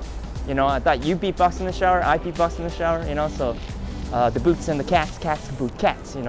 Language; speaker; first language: English; native; English